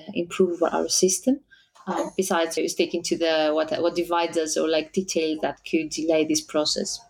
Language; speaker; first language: English; non-native, fluent; Greek